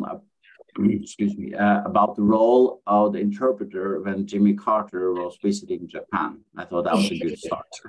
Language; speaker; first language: English; non-native, fluent; Norwegian